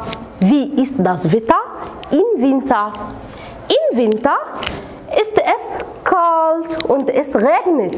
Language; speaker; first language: German; non-native, fluent; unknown